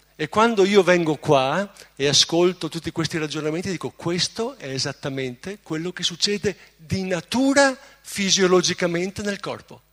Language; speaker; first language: Italian; native; Italian